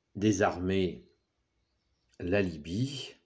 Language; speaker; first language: French; native; French